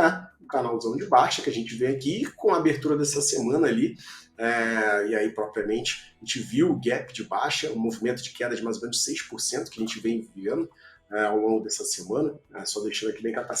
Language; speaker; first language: Portuguese; native; Portuguese